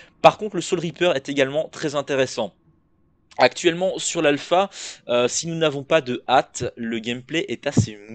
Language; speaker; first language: French; native; French